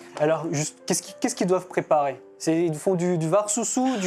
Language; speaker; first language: French; native; French